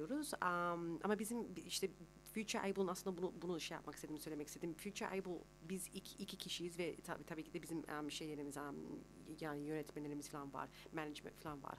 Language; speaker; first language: Turkish; early bilingual, heritage; Turkish